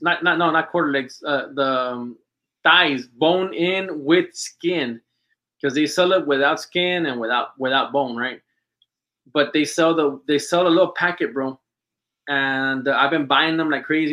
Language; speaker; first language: English; early bilingual, other home language; Spanish